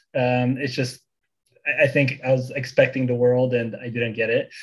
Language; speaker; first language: English; early bilingual, other home language; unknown